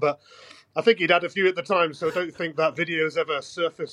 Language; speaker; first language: English; native; English